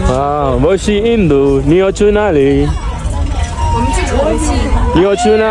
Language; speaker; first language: Chinese; non-native, learner; Malayalam